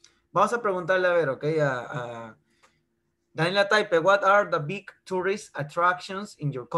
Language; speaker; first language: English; non-native, fluent; Spanish